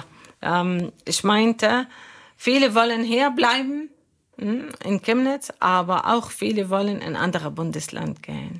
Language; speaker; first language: German; non-native, learner; Arabic